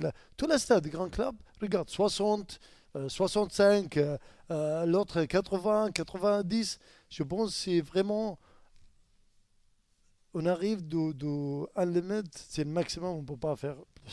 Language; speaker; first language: French; non-native, learner; Arabic